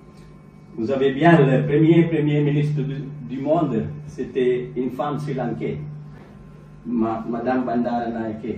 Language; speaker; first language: French; non-native, learner; Sinhala